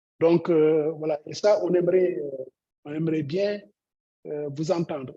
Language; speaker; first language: French; non-native, local second language; Wolof